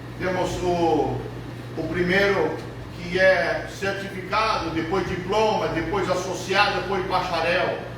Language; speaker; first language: Portuguese; early bilingual, other home language; English